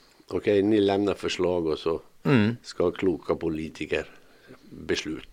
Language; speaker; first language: Swedish; native; Swedish